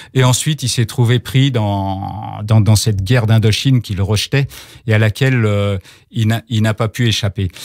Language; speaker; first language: French; native; French